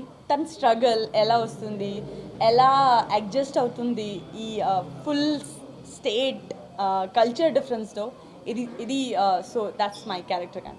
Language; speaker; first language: Telugu; non-native, learner; Gujarati